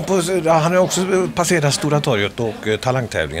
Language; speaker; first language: Swedish; native; Swedish